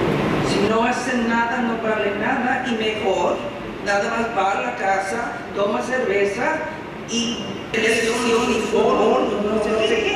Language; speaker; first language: Spanish; non-native, fluent; English